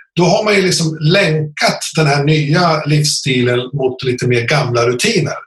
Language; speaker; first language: Swedish; native; Swedish